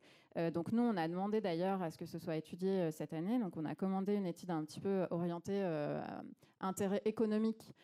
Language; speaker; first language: French; native; French